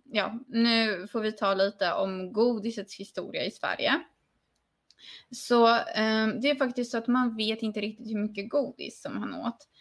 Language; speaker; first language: Swedish; non-native, fluent; Polish